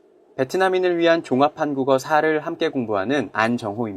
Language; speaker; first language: Korean; native; Korean